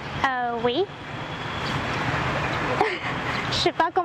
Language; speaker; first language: French; non-native, learner; Khmer